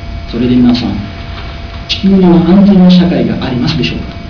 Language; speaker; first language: Japanese; non-native, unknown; Uzbek